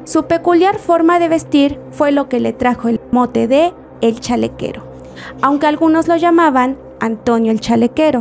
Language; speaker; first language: Spanish; native; Spanish